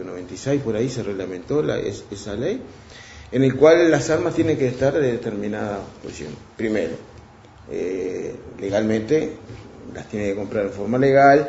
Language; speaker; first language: Spanish; native; Spanish